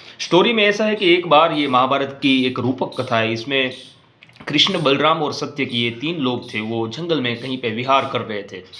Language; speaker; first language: Hindi; non-native, local second language; Gujarati